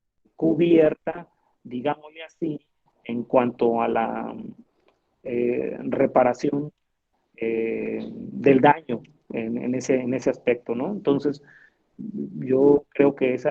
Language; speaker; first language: Spanish; native; Spanish